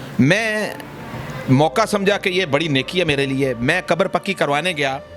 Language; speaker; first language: Urdu; non-native, local second language; Punjabi